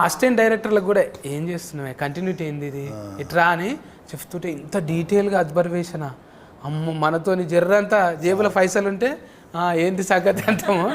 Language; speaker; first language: Telugu; native; Telugu